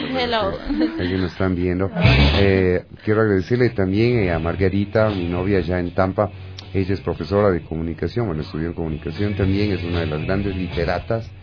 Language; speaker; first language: Spanish; native; Spanish